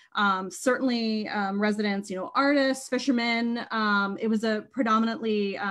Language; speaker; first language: English; native; English